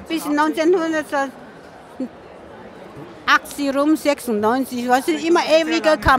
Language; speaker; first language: German; non-native, fluent; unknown